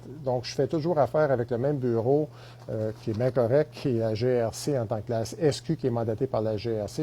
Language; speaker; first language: French; native; French